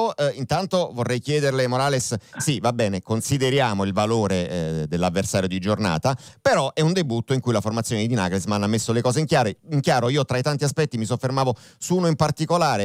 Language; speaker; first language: Italian; native; Italian